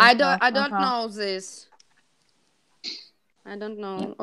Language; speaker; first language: English; non-native, learner; Russian